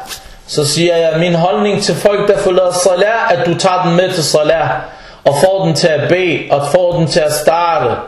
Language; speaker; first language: Danish; non-native, fluent; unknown